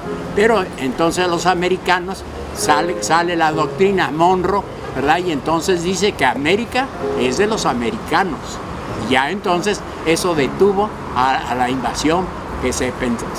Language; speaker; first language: Spanish; native; Spanish